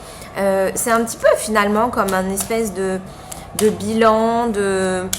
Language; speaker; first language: French; native; French